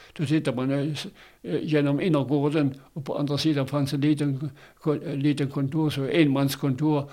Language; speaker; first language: Swedish; non-native, fluent; German